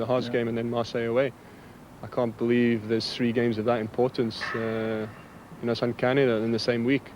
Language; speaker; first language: English; native; English